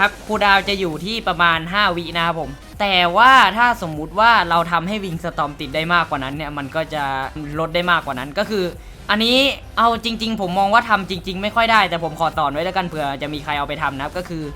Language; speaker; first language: Thai; native; Thai